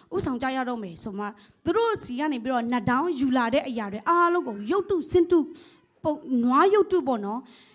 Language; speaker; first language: Burmese; non-native, local second language; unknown